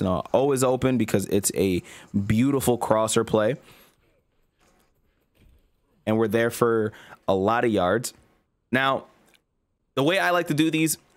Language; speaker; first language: English; native; English